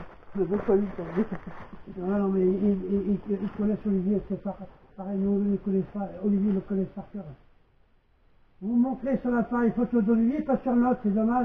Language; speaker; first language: French; native; French